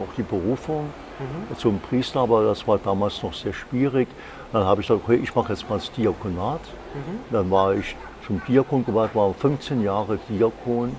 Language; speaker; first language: German; native; German